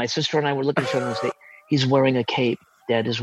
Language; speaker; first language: English; early bilingual, other home language; Spanish